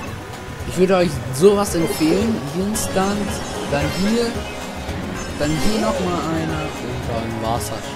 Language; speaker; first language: German; native; German